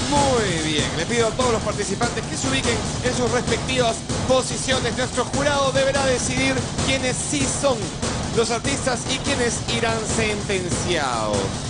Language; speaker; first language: Spanish; native; Spanish